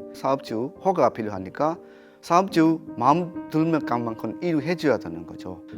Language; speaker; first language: Korean; non-native, fluent; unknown